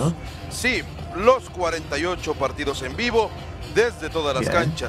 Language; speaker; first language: Spanish; native; Spanish